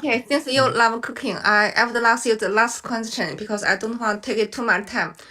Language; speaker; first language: English; non-native, learner; Chinese